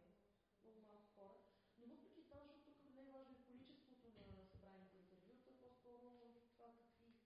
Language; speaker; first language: Bulgarian; native; Bulgarian